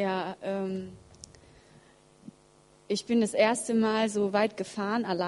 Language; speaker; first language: German; early bilingual, other home language; Russian